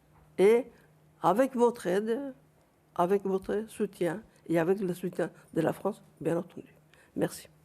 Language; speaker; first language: French; non-native, fluent; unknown